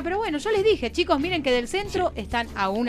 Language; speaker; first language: Spanish; native; Spanish